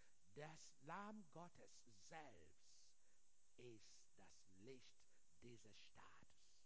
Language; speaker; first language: German; non-native, learner; English